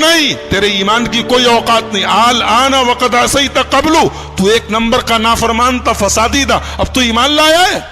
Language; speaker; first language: Urdu; native; Urdu